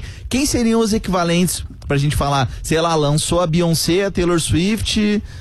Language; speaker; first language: Portuguese; native; Portuguese